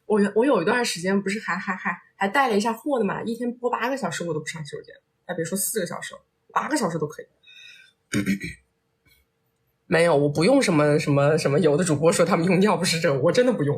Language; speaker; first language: Chinese; native; Chinese